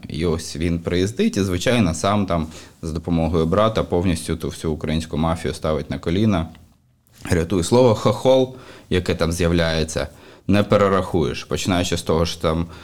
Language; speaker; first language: Ukrainian; native; Ukrainian